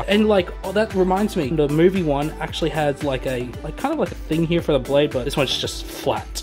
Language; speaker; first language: English; native; English